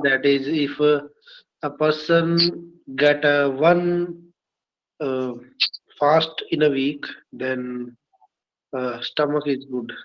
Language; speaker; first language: English; non-native, learner; Hindi